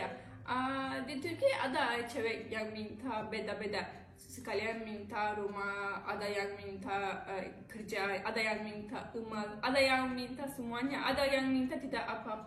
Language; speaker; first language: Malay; non-native, learner; Turkish